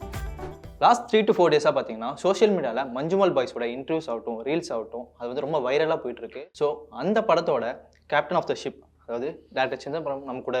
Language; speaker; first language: Tamil; native; Tamil